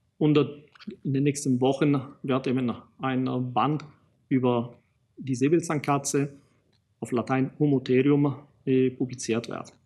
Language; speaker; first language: German; non-native, fluent; Italian